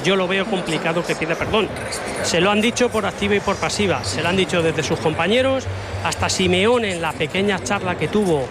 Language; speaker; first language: Spanish; native; Spanish